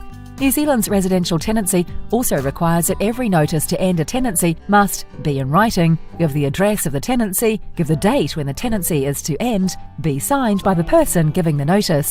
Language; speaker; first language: English; native; English